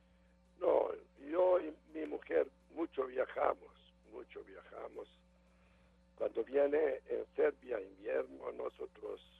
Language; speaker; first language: Spanish; non-native, learner; Serbian